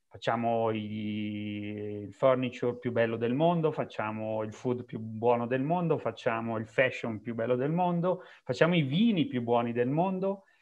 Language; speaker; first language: Italian; native; Italian